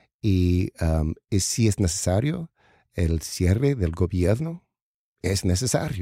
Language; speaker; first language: Spanish; non-native, learner; English